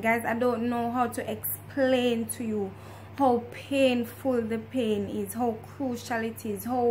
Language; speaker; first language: English; native; English